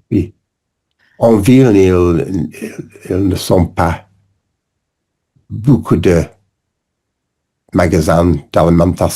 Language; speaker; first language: French; non-native, learner; English